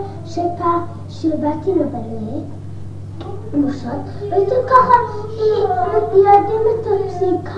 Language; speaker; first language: Hebrew; early bilingual, other home language; English